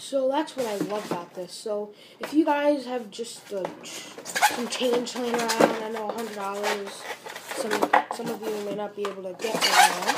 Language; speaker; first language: English; native; English